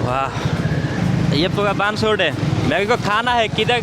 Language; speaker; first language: Hindi; non-native, learner; Bangla